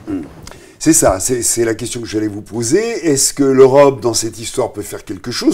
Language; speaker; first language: French; native; French